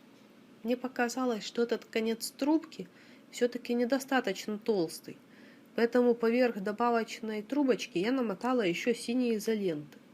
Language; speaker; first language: Russian; native; Russian